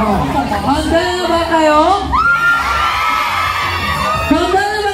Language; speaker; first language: Filipino; non-native, learner; Japanese